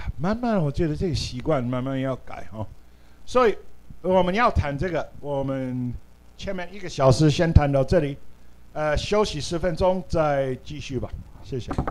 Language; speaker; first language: Chinese; non-native, fluent; English